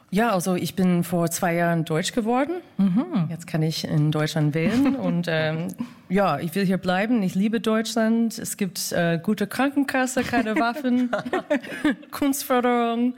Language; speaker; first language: German; non-native, fluent; English